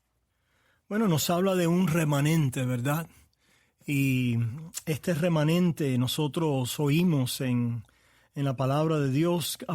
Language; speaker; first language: Spanish; native; Spanish